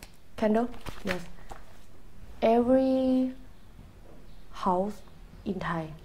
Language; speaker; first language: English; non-native, learner; Thai